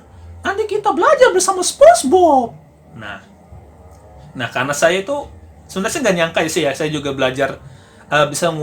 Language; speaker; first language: Indonesian; native; Indonesian